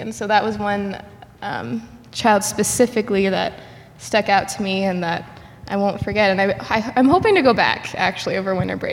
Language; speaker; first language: English; native; English